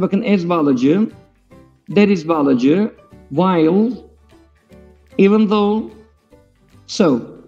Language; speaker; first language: English; non-native, fluent; Turkish